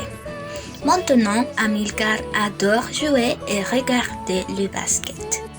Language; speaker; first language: French; non-native, learner; Spanish